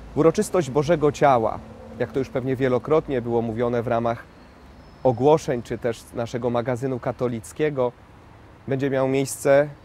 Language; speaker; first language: Polish; native; Polish